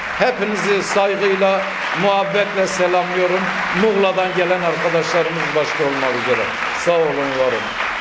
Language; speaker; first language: Turkish; native; Turkish